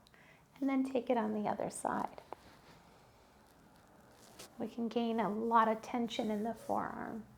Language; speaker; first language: English; native; English